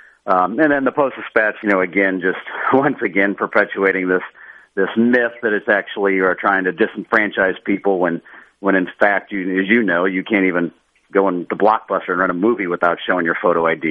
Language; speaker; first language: English; native; English